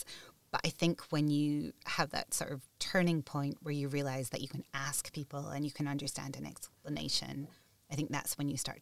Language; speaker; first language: English; native; English